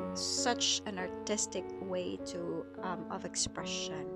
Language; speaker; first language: English; non-native, local second language; Filipino